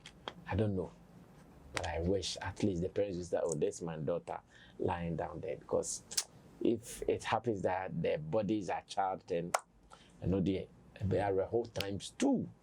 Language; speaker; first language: English; non-native, local second language; Akan